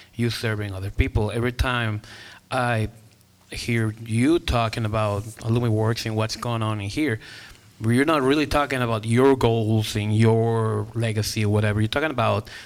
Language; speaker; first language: English; non-native, fluent; Spanish